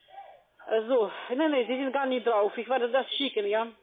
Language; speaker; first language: German; non-native, fluent; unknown